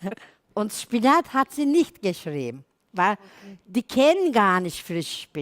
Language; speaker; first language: German; non-native, learner; Turkish